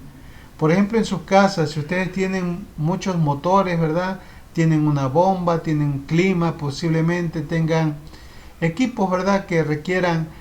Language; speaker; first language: Spanish; native; Spanish